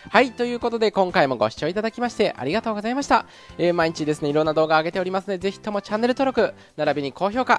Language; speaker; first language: Japanese; native; Japanese